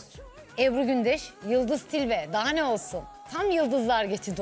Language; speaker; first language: Turkish; native; Turkish